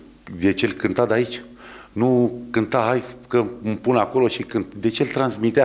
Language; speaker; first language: Romanian; native; Romanian